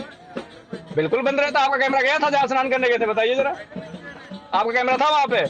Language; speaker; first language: Hindi; native; Hindi